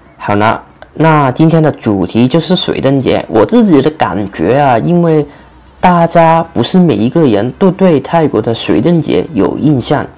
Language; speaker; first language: Chinese; non-native, local second language; Cantonese